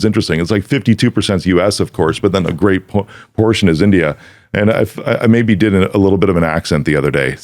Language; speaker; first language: English; native; English